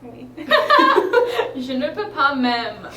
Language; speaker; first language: French; non-native, fluent; English